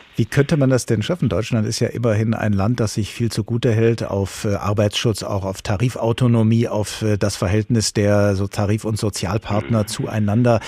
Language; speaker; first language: German; native; German